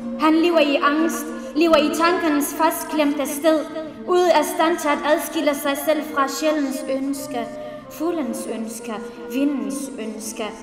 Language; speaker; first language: Danish; non-native, fluent; Central Kurdish